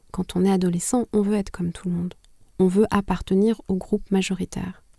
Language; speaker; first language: French; non-native, local second language; Kinyarwanda